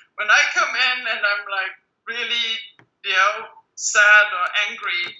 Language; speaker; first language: English; non-native, fluent; German